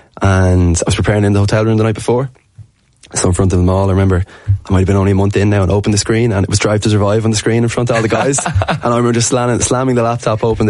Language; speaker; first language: English; native; English